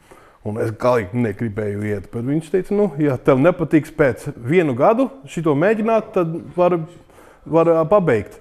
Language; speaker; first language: Latvian; early bilingual, heritage; English